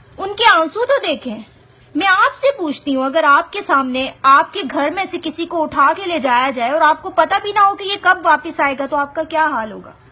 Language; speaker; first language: Urdu; non-native, local second language; Punjabi